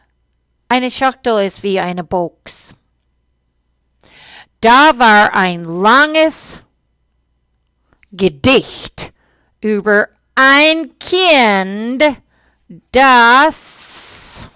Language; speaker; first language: German; non-native, fluent; English